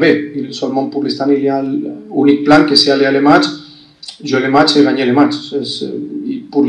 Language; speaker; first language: French; non-native, fluent; Spanish